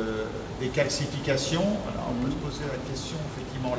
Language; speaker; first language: French; native; French